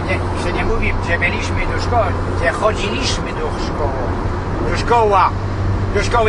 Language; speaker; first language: Polish; early bilingual, heritage; French